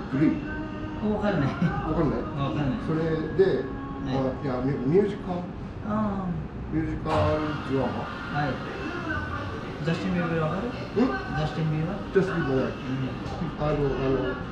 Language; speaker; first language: Japanese; non-native, learner; Nepali